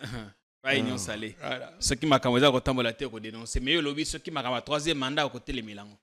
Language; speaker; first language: French; non-native, local second language; Lingala